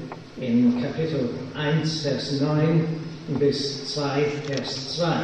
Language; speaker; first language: German; non-native, fluent; Polish